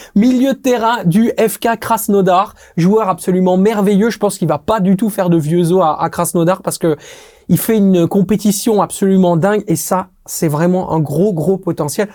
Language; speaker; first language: French; native; French